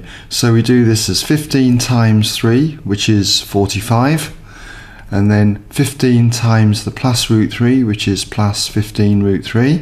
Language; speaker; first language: English; native; English